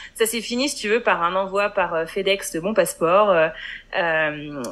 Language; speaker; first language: French; native; French